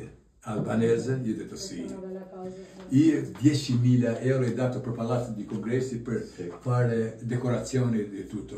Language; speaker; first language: Italian; non-native, learner; Albanian